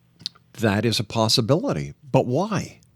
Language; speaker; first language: English; native; English